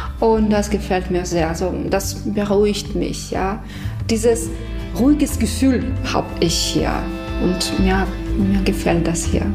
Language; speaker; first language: German; non-native, fluent; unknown